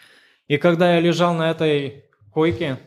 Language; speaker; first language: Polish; non-native, learner; Ukrainian